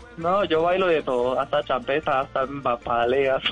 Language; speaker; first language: Spanish; non-native, fluent; German